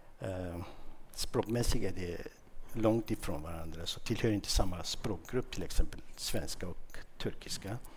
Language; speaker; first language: Swedish; non-native, fluent; Kurdish